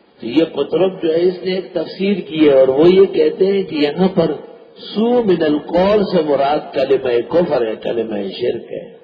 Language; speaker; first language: Urdu; non-native, local second language; Pashto